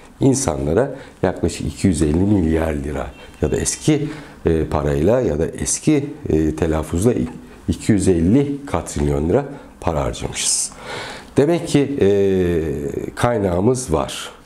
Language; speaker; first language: Turkish; native; Turkish